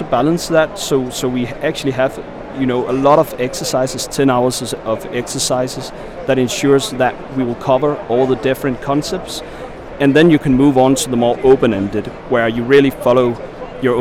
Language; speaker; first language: English; non-native, fluent; Danish